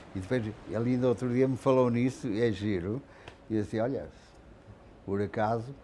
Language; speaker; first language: Portuguese; native; Portuguese